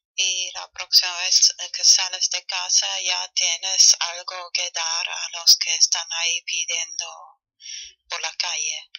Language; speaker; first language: Spanish; non-native, learner; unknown